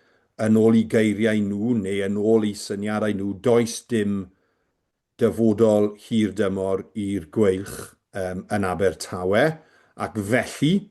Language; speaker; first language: Welsh; native; Welsh